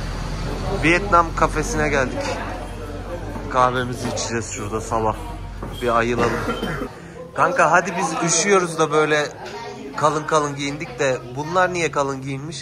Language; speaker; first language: Turkish; native; Turkish